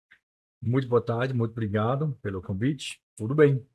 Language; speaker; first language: Portuguese; non-native, fluent; Danish